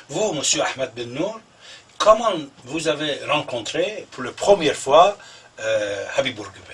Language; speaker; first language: French; non-native, fluent; Persian